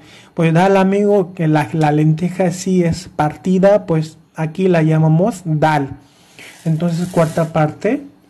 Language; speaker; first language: Spanish; non-native, fluent; Hindi